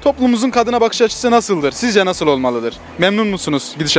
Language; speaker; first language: Turkish; native; Turkish